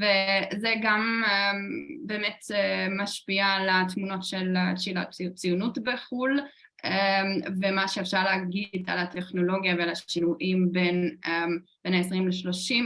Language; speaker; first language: Hebrew; non-native, fluent; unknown